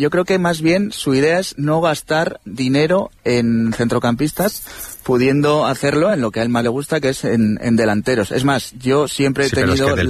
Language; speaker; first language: Spanish; native; Spanish